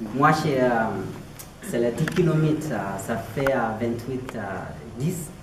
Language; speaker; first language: French; non-native, learner; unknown